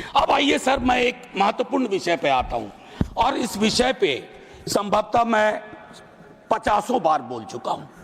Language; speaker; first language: Hindi; native; Hindi